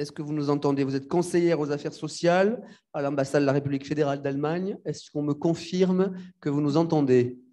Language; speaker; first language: French; native; French